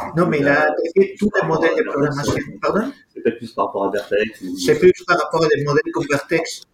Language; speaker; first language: French; non-native, fluent; Spanish